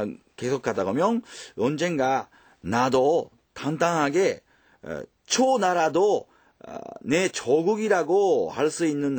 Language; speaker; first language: Korean; early bilingual, heritage; Japanese